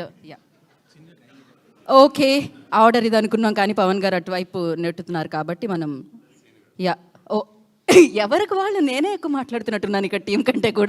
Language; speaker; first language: Telugu; native; Telugu